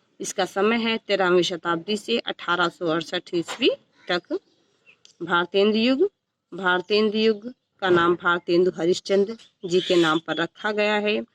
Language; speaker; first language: Hindi; native; Hindi